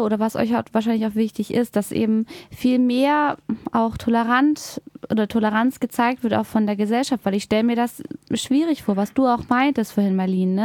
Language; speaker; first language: German; native; German